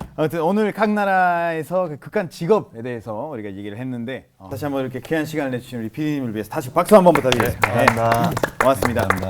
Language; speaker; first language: Korean; non-native, fluent; Spanish